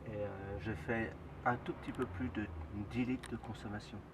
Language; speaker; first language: French; native; French